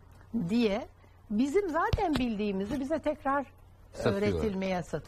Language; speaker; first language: Turkish; native; Turkish